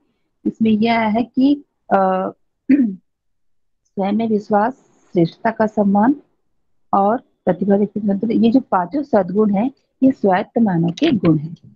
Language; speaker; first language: Hindi; native; Hindi